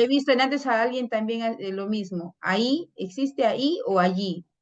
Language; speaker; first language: Spanish; native; Spanish